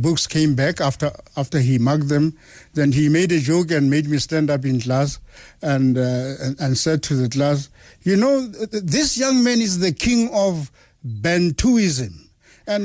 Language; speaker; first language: English; non-native, local second language; Tswana